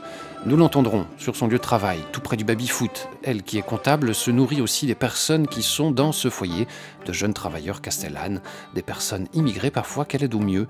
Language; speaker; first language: French; native; French